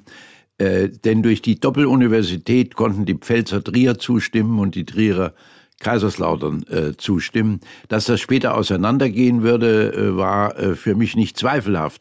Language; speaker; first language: German; native; German